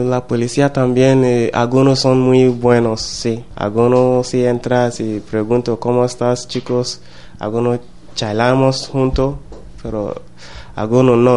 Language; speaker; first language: Spanish; non-native, learner; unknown